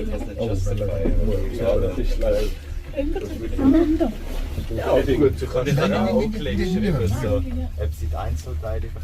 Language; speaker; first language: German; early bilingual, other home language; Tamil